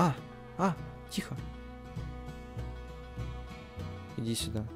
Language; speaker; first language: Russian; native; Russian